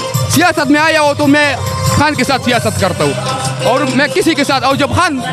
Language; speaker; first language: Hindi; non-native, local second language; Pashto